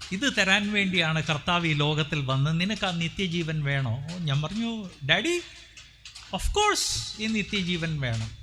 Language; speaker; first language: Malayalam; non-native, local second language; Hindi